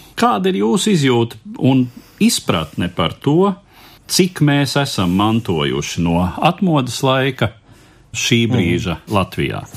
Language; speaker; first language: Latvian; native; Latvian